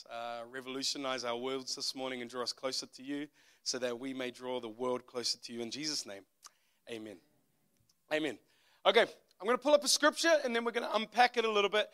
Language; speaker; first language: English; native; English